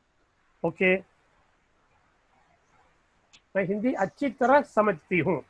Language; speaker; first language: Hindi; non-native, learner; Tamil